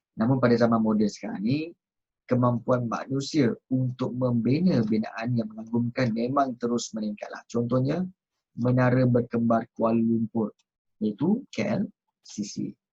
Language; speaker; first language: Malay; native; Malay